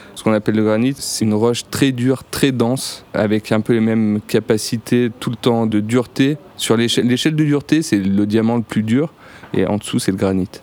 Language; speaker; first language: French; native; French